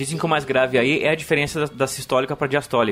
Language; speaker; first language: Portuguese; native; Portuguese